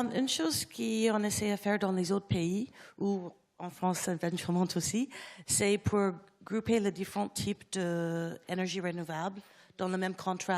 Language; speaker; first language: French; non-native, learner; English